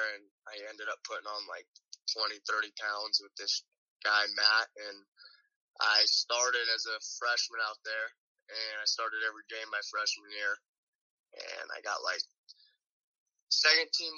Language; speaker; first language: English; native; English